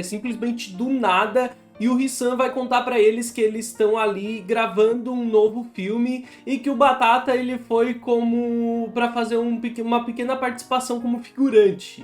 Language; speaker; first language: Portuguese; native; Portuguese